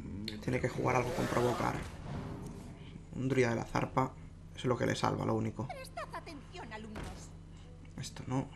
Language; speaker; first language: Spanish; native; Spanish